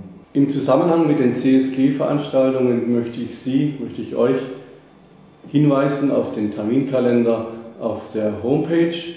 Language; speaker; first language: German; native; German